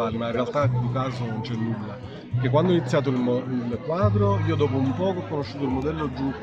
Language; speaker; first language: Italian; native; Italian